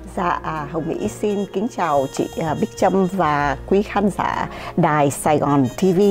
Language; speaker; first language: Vietnamese; native; Vietnamese